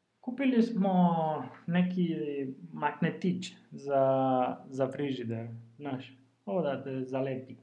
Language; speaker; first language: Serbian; non-native, learner; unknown